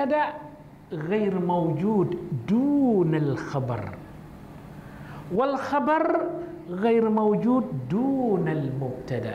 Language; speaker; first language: Arabic; non-native, fluent; Malay